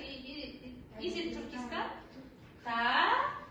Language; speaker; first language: English; non-native, learner; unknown